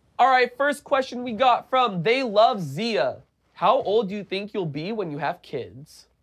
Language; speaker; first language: English; native; English